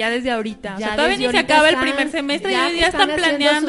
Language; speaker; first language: Spanish; native; Spanish